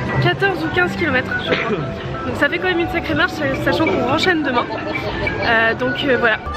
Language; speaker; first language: French; native; French